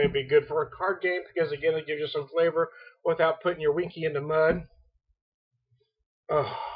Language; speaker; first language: English; native; English